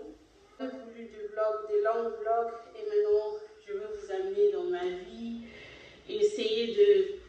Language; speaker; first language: French; non-native, local second language; Lingala